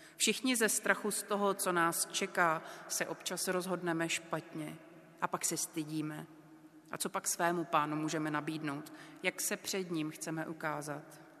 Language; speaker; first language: Czech; native; Czech